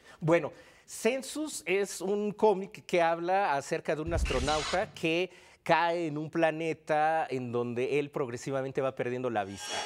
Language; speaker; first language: Spanish; native; Spanish